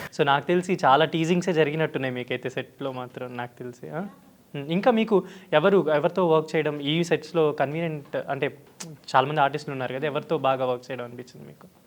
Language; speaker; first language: Telugu; native; Telugu